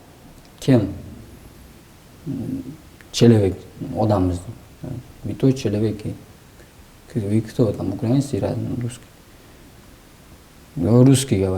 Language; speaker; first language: Russian; non-native, local second language; Uzbek